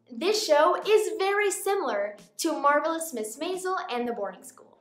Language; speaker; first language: English; native; English